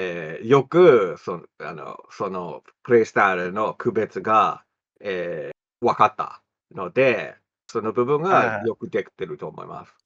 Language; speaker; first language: Japanese; non-native, fluent; English